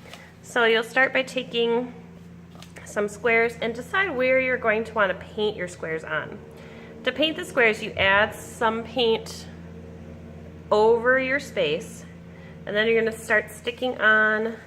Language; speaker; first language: English; native; English